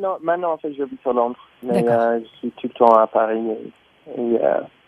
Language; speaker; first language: French; non-native, learner; English